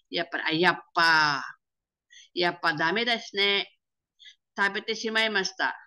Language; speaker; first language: Japanese; non-native, learner; Filipino